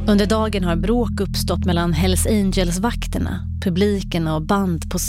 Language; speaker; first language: Swedish; native; Swedish